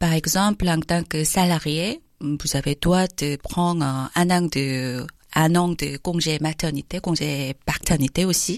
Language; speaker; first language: French; non-native, learner; Korean